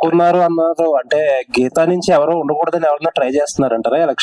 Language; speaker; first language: Telugu; native; Telugu